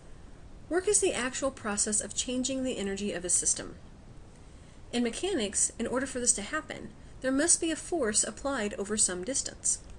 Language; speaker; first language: English; native; English